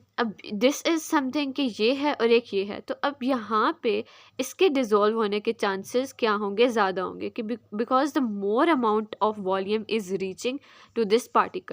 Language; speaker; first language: Hindi; native; Hindi